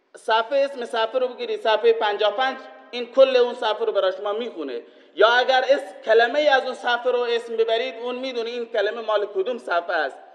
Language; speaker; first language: Persian; non-native, local second language; Baluchi